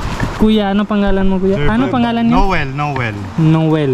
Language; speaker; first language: Filipino; non-native, learner; Punjabi